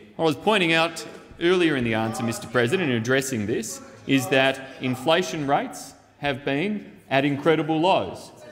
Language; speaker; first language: English; native; English